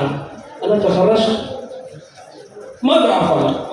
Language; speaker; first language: Arabic; non-native, fluent; Urdu